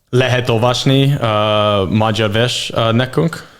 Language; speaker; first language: Hungarian; non-native, learner; English